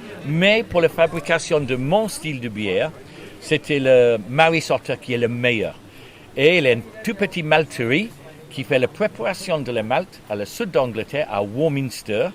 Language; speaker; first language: French; non-native, learner; English